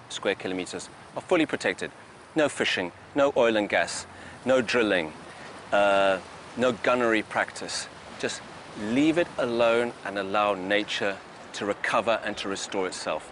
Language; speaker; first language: English; native; English